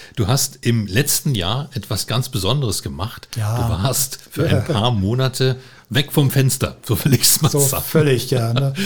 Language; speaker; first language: German; native; German